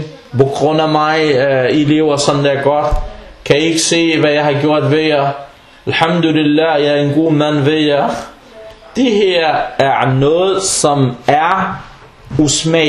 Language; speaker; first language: Danish; non-native, fluent; Arabic